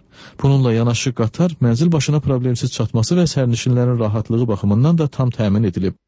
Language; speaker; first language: Azerbaijani; native; Azerbaijani